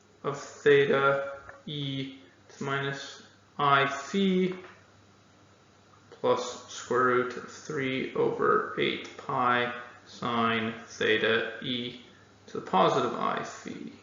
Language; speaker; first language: English; native; English